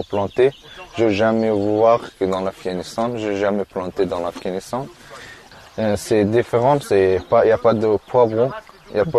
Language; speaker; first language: French; non-native, learner; Persian